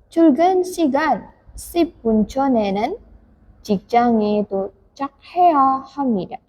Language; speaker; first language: Korean; non-native, fluent; Indonesian